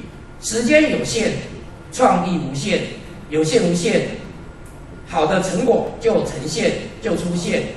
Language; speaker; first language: Chinese; native; Chinese